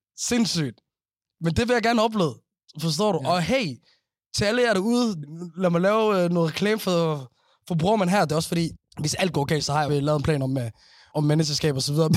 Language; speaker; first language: Danish; early bilingual, other home language; Somali